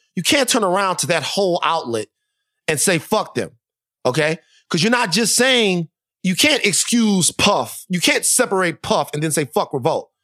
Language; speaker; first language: English; native; English